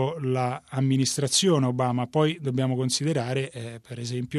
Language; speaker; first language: Italian; native; Italian